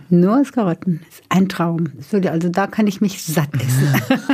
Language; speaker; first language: German; native; German